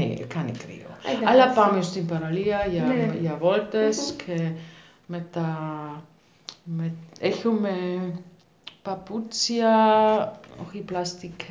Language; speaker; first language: Greek; non-native, learner; German